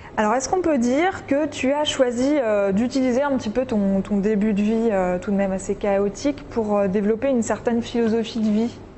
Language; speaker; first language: French; native; French